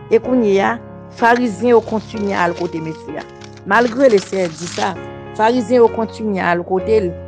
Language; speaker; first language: French; non-native, local second language; Haitian Creole